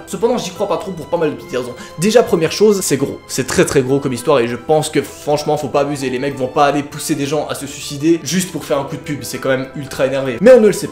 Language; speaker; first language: French; native; French